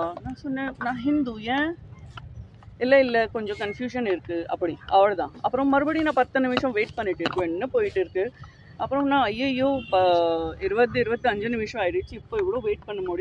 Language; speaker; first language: Tamil; non-native, local second language; Gujarati